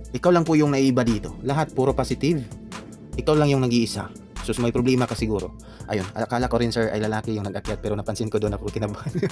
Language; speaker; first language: Filipino; non-native, local second language; Cebuano